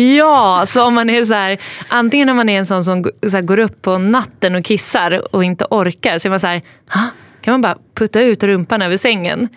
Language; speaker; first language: Swedish; native; Swedish